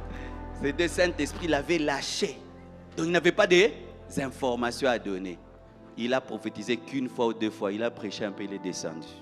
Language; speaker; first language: French; non-native, local second language; Lingala